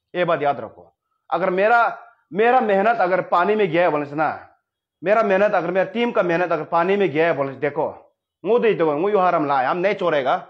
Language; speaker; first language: Hindi; non-native, local second language; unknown